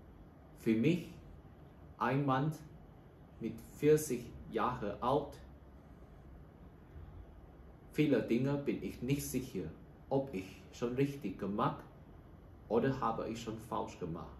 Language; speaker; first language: German; non-native, learner; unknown